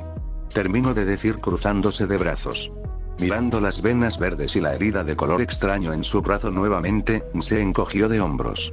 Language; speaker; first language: Spanish; native; Spanish